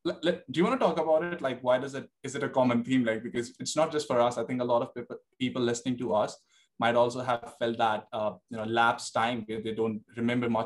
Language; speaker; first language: English; non-native, local second language; Hindi